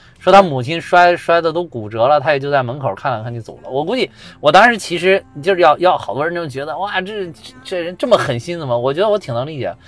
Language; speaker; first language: Chinese; native; Chinese